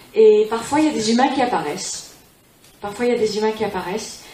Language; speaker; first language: French; non-native, fluent; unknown